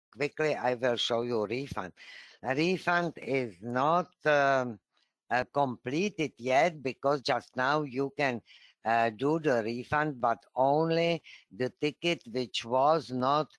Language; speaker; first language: English; non-native, fluent; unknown